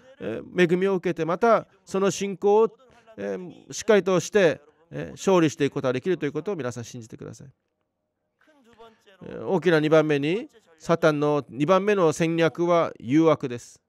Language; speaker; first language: Japanese; non-native, fluent; Korean